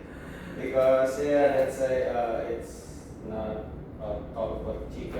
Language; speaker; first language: English; non-native, learner; Indonesian